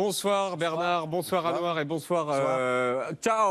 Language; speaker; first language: French; native; French